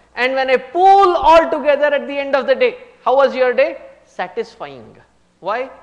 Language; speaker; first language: English; non-native, local second language; Hindi